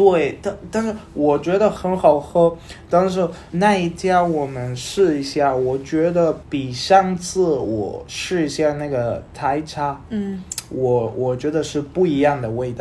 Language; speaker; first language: Chinese; non-native, learner; Spanish